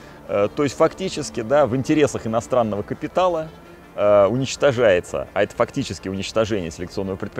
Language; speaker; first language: Russian; native; Russian